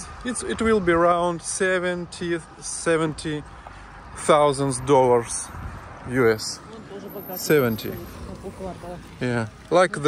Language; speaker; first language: English; non-native, learner; Russian